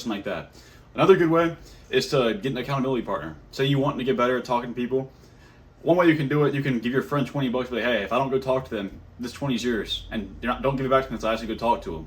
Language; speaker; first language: English; native; English